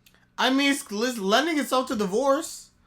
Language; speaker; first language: English; native; English